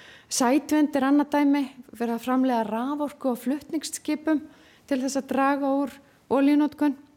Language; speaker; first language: Icelandic; native; Icelandic